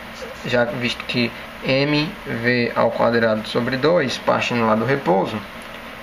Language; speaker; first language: Portuguese; native; Portuguese